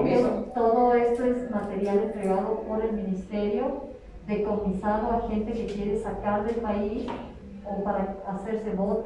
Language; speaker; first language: Spanish; native; Spanish